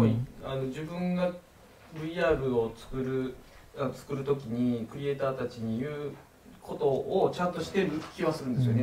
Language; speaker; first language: Japanese; native; Japanese